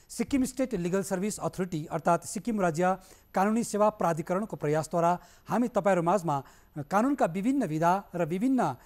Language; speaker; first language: Nepali; native; Nepali